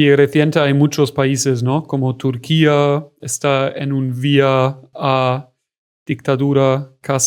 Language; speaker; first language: Spanish; non-native, fluent; German